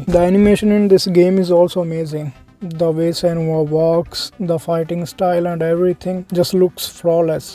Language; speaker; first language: English; non-native, fluent; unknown